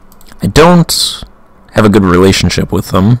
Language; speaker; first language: English; native; English